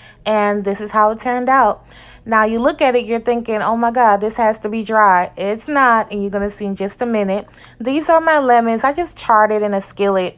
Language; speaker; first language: English; native; English